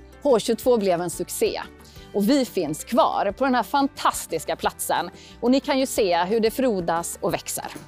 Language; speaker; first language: Swedish; native; Swedish